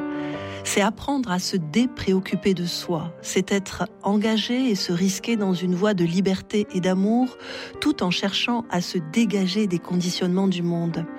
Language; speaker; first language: French; native; French